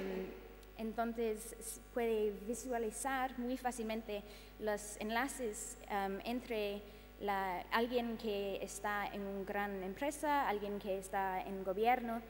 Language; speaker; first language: Spanish; non-native, fluent; English